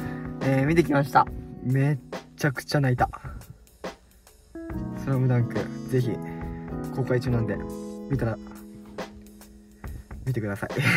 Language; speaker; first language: Japanese; native; Japanese